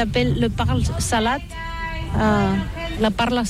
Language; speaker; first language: French; non-native, learner; Catalan